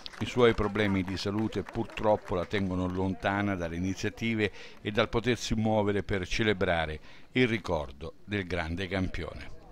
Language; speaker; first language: Italian; native; Italian